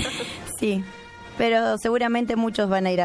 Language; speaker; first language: Spanish; native; Spanish